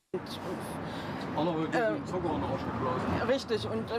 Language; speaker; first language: German; non-native, fluent; Arabic